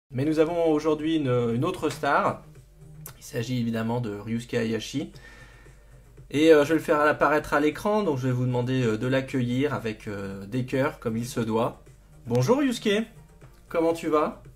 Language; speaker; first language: French; native; French